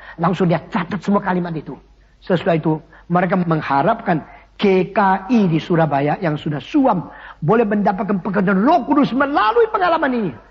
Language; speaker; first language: Indonesian; early bilingual, other home language; Min Nan Chinese